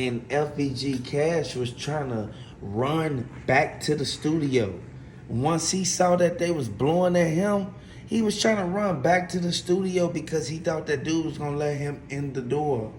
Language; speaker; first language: English; native; English